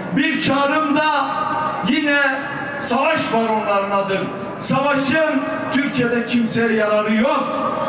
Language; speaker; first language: Turkish; non-native, local second language; Kurdish